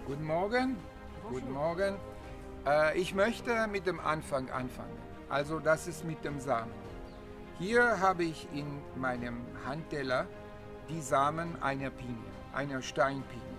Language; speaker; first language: German; non-native, fluent; Hebrew